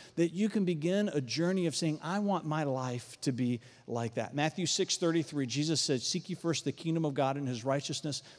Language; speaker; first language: English; native; English